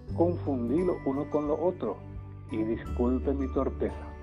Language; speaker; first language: Spanish; non-native, local second language; Guarani